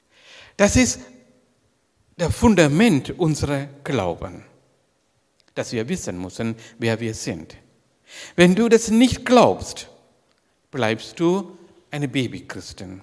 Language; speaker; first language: German; non-native, learner; Sinhala